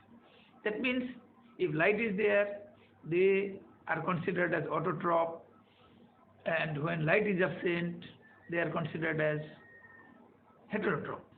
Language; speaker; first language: English; non-native, local second language; Bangla